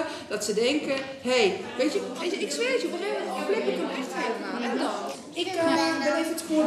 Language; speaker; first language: Dutch; native; Dutch